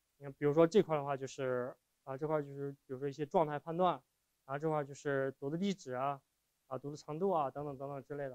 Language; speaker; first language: Chinese; native; Chinese